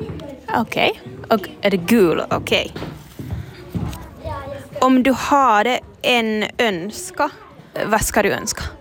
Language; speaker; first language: Swedish; non-native, learner; Finnish